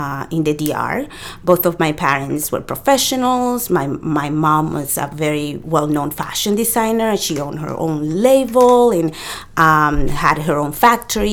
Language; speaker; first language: English; non-native, fluent; Spanish